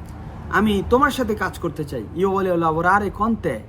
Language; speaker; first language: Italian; non-native, fluent; Bangla